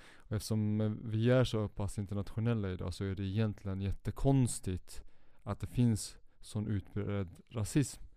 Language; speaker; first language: Swedish; early bilingual, other home language; Kurdish